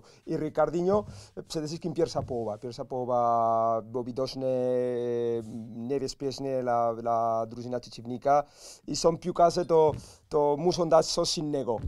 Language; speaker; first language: Polish; non-native, learner; Spanish